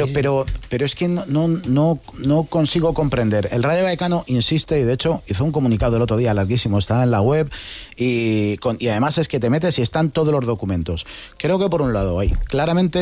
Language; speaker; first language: Spanish; native; Spanish